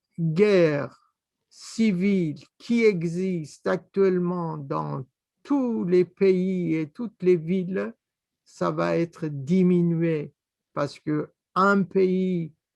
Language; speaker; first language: French; non-native, fluent; Persian